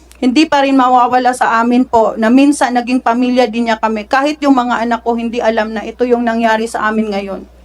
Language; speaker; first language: Filipino; non-native, local second language; Cebuano